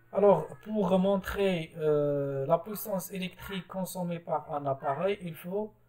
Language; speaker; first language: French; non-native, local second language; Arabic